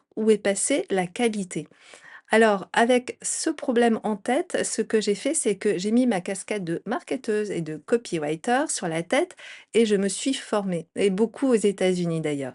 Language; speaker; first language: French; native; French